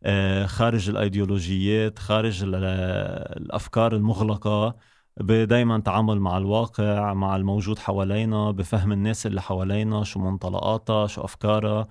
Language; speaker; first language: Arabic; native; Arabic